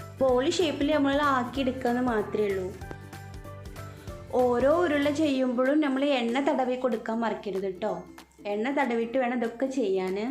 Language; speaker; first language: Malayalam; native; Malayalam